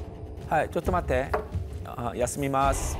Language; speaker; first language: Japanese; non-native, fluent; Korean